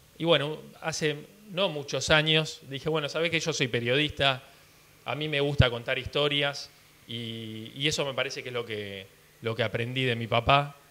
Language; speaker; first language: Spanish; early bilingual, heritage; Spanish